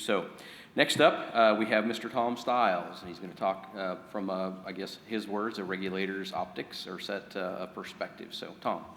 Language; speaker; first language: English; native; English